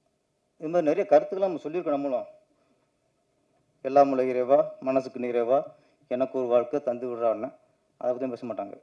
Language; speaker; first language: Tamil; native; Tamil